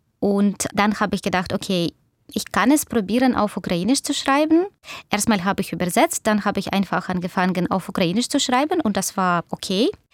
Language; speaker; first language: German; non-native, fluent; Russian